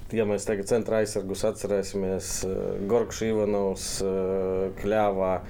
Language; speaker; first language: Latvian; native; Latvian